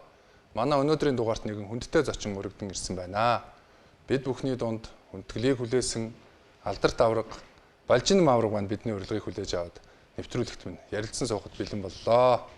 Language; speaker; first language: Mongolian; native; Mongolian